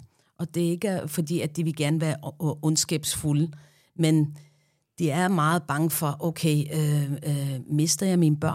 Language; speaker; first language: Danish; non-native, fluent; Arabic